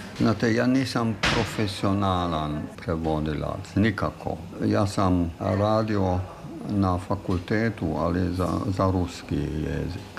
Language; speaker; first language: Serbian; non-native, fluent; German